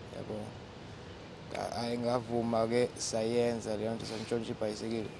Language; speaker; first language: Zulu; native; Zulu